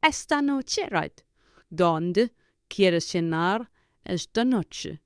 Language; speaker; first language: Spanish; non-native, fluent; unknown